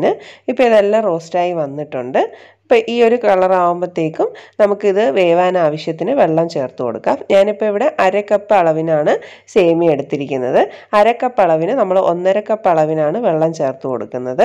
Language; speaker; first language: Malayalam; native; Malayalam